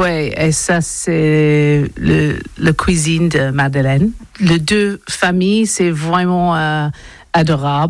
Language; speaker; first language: French; non-native, learner; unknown